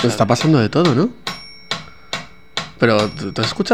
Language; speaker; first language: Spanish; native; Spanish